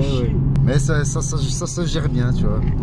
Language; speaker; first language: French; native; French